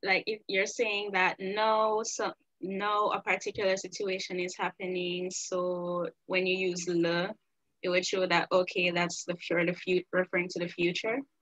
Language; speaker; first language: English; native; English